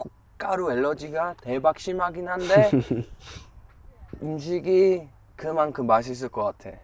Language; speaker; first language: Korean; non-native, fluent; English